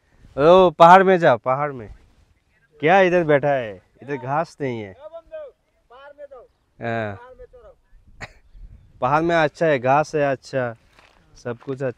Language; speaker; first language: Hindi; non-native, learner; Bangla